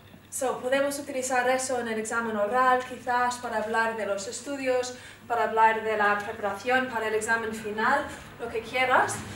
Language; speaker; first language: Spanish; non-native, fluent; English